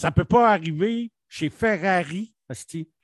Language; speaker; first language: French; native; French